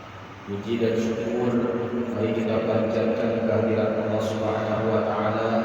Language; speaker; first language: Indonesian; native; Indonesian